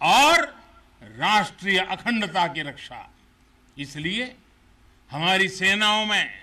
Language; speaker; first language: Hindi; non-native, local second language; Gujarati